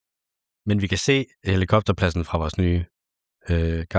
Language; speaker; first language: Danish; native; Danish